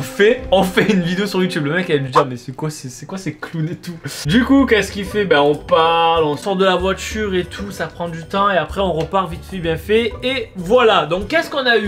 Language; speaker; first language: French; native; French